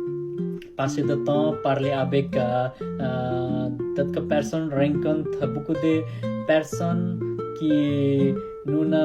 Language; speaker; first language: French; non-native, learner; Nepali